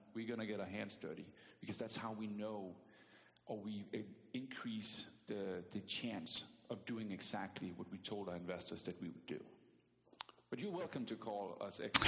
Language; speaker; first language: English; non-native, fluent; Danish